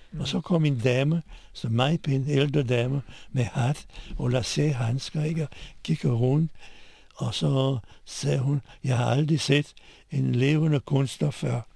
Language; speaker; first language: Danish; non-native, fluent; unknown